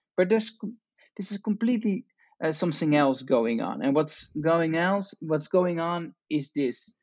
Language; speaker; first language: English; non-native, fluent; Dutch